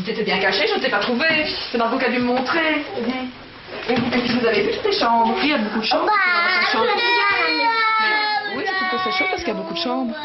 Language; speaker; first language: French; native; French